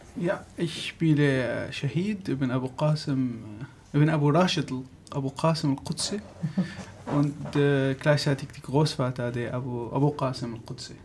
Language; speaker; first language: German; non-native, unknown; Arabic